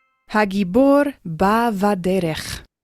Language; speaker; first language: Hebrew; non-native, learner; English